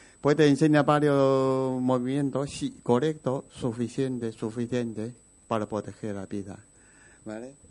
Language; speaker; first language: Spanish; non-native, learner; Chinese